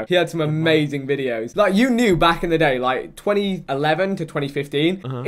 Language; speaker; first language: English; native; English